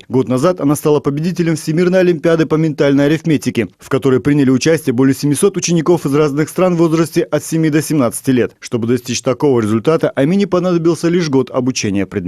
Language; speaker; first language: Russian; native; Russian